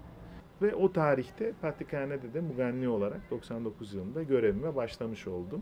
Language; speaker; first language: Turkish; non-native, local second language; Greek